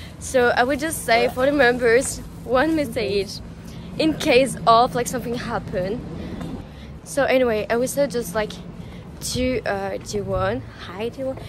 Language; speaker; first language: English; non-native, fluent; French